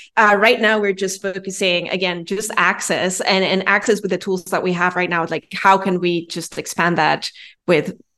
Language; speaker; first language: English; non-native, fluent; Spanish